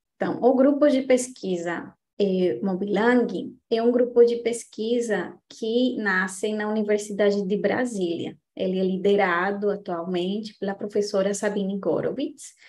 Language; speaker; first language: Portuguese; non-native, fluent; Spanish